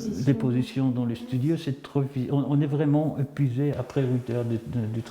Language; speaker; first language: French; non-native, fluent; Greek